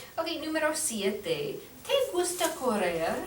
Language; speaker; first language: Spanish; non-native, fluent; English